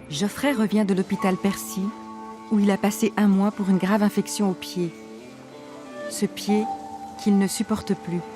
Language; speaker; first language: French; native; French